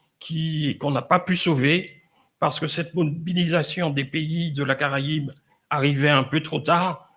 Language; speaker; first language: French; native; French